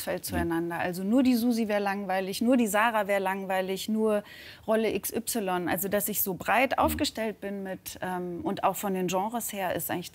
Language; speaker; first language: German; native; German